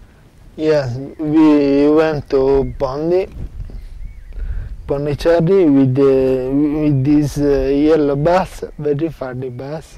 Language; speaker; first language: English; non-native, learner; Italian